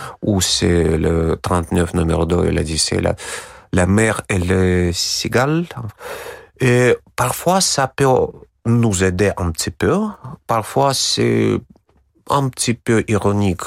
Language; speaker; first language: French; non-native, learner; Russian